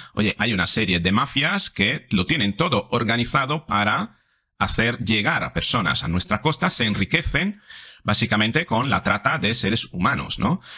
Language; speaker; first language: Spanish; non-native, fluent; Italian